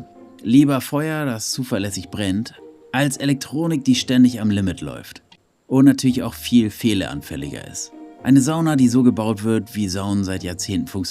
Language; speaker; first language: German; native; German